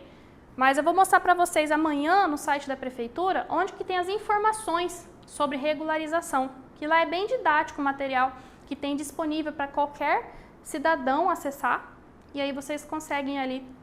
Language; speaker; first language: Portuguese; native; Portuguese